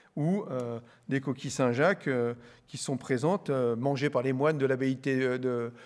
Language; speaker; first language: French; native; French